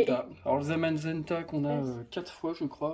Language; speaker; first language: French; native; French